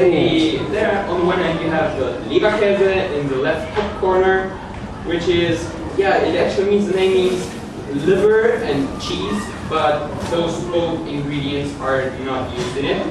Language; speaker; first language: English; non-native, fluent; German